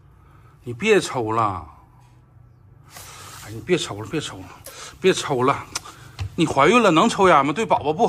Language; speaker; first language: Chinese; native; Chinese